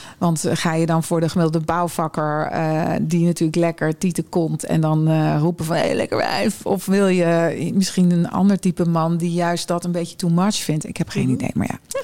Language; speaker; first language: Dutch; early bilingual, other home language; German